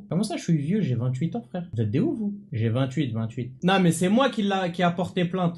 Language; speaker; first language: French; native; French